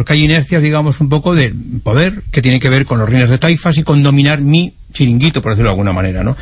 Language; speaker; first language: Spanish; native; Spanish